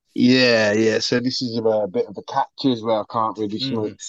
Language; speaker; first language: English; early bilingual, other home language; Spanish